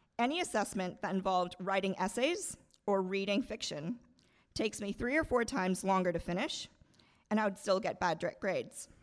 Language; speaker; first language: English; non-native, local second language; Bangla